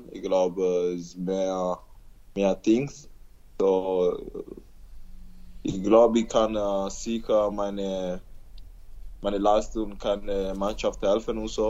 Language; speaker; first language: German; non-native, learner; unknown